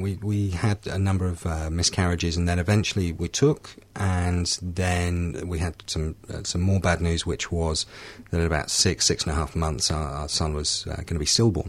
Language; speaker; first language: English; native; English